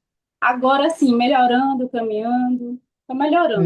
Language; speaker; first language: Portuguese; native; Portuguese